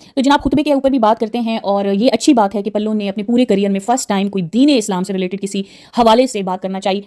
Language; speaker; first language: Urdu; native; Urdu